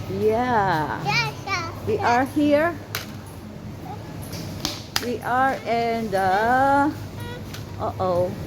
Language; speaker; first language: English; non-native, local second language; Filipino